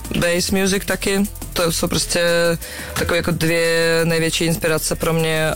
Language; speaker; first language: Czech; non-native, fluent; Russian